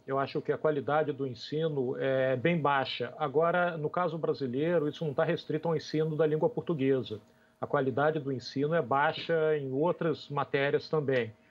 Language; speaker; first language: Portuguese; native; Portuguese